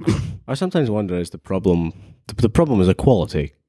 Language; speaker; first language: English; native; English